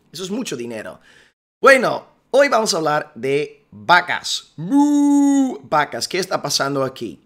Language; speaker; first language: Spanish; non-native, fluent; English